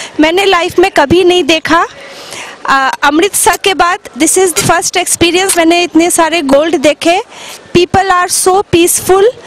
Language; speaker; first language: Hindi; non-native, local second language; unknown